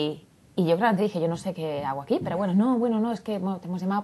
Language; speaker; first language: Spanish; native; Spanish